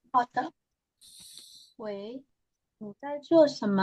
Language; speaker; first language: Chinese; non-native, learner; Indonesian